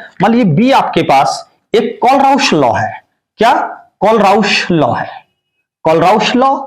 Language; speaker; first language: Hindi; native; Hindi